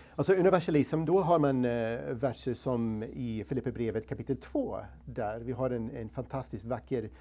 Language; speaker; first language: Swedish; non-native, fluent; English